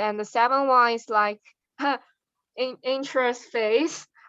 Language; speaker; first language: English; non-native, learner; Chinese